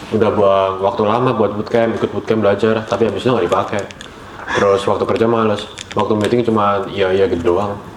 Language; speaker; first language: Indonesian; native; Indonesian